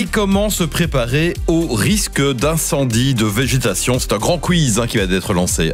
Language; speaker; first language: French; native; French